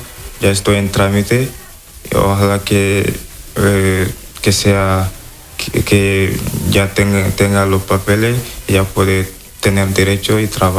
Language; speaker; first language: Spanish; non-native, learner; Wolof